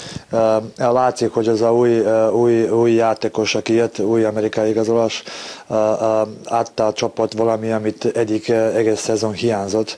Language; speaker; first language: Hungarian; non-native, learner; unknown